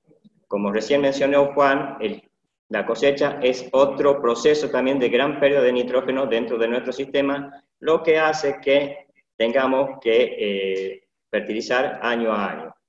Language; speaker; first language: Spanish; native; Spanish